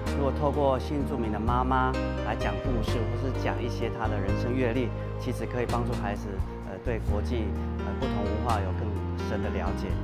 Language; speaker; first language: Chinese; native; Chinese